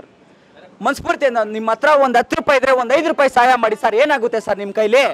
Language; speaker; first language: Kannada; native; Kannada